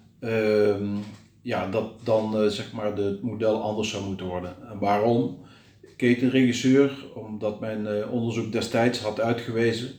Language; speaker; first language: Dutch; native; Dutch